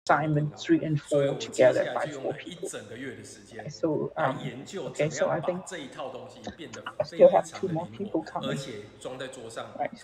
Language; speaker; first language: English; non-native, fluent; Cantonese